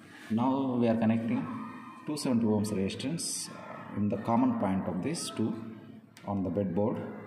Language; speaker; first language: English; non-native, local second language; Telugu